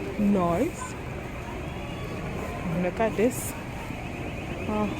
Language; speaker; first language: English; native; English